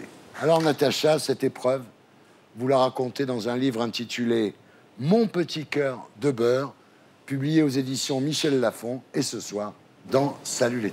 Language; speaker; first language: French; native; French